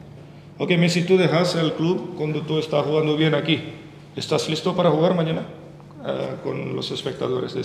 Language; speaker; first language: Spanish; non-native, learner; Indonesian